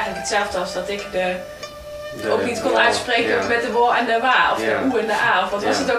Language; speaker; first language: Dutch; native; Dutch